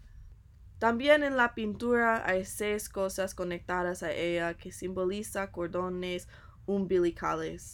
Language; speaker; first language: Spanish; non-native, learner; English